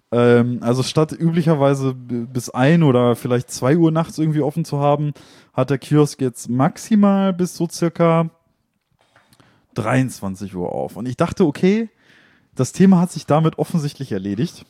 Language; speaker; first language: German; native; German